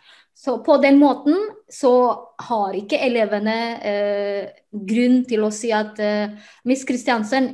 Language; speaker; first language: Norwegian; non-native, fluent; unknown